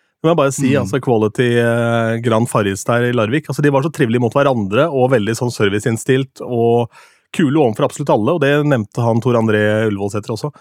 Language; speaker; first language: Norwegian; native; Norwegian